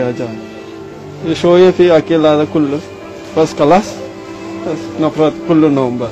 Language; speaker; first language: Arabic; non-native, learner; Bangla